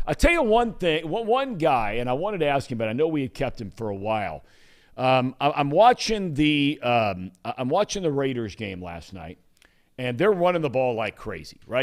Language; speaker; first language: English; native; English